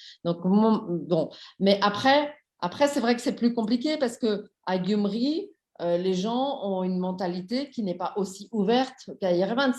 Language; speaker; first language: French; native; French